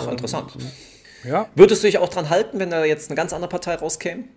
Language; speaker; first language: German; native; German